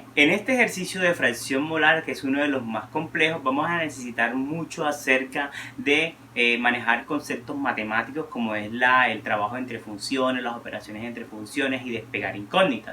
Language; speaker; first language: Spanish; native; Spanish